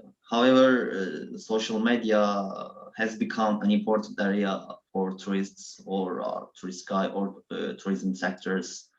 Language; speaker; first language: English; non-native, learner; Turkish